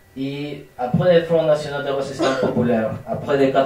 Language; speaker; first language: French; non-native, fluent; Spanish